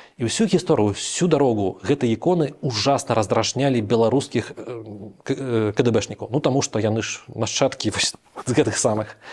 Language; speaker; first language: Belarusian; non-native, local second language; Russian